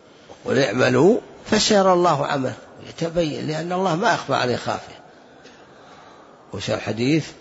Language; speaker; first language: Arabic; native; Arabic